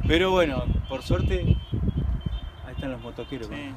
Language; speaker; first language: Spanish; native; Spanish